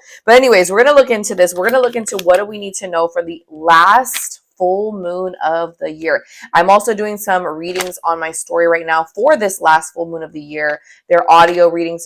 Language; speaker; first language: English; native; English